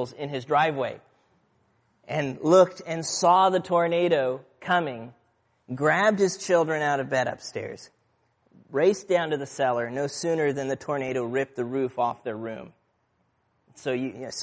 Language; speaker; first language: English; native; English